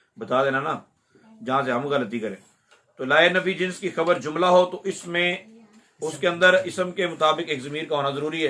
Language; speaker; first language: Urdu; non-native, local second language; Punjabi